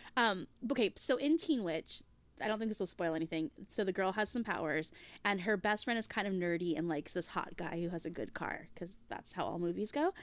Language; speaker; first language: English; native; English